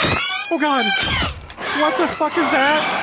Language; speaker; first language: English; native; English